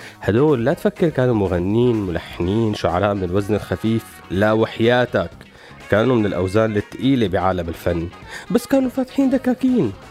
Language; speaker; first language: Arabic; native; Arabic